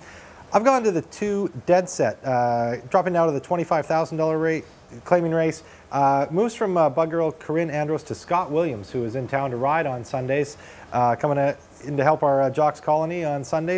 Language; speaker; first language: English; native; English